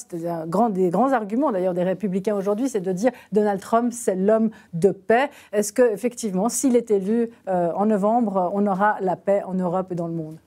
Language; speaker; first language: French; native; French